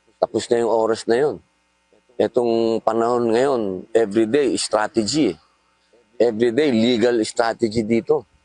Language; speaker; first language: Filipino; native; Filipino